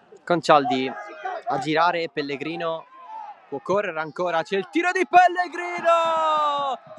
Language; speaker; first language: Italian; native; Italian